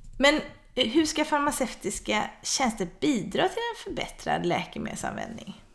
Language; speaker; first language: Swedish; native; Swedish